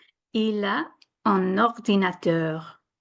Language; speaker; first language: French; non-native, fluent; English